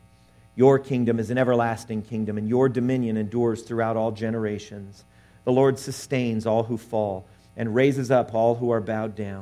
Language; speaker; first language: English; native; English